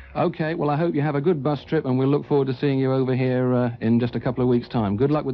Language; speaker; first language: English; native; English